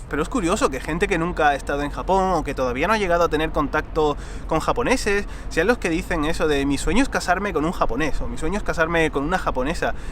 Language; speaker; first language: Spanish; native; Spanish